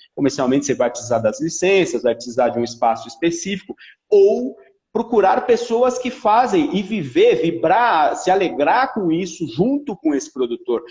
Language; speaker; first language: Portuguese; early bilingual, other home language; Italian